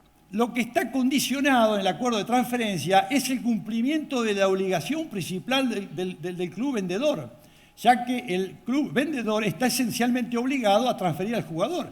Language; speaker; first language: Spanish; native; Spanish